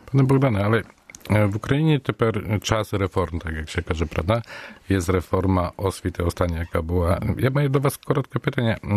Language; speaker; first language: Ukrainian; early bilingual, heritage; Ukrainian